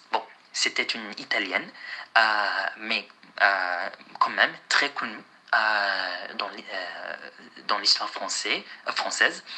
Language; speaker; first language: French; non-native, fluent; Arabic